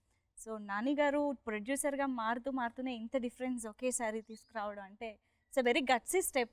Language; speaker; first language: Telugu; native; Telugu